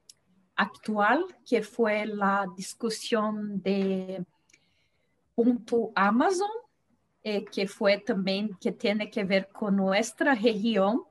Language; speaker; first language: Spanish; non-native, fluent; Portuguese